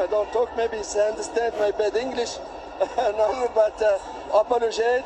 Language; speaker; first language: English; non-native, learner; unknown